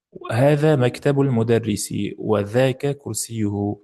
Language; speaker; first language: Arabic; non-native, fluent; Uzbek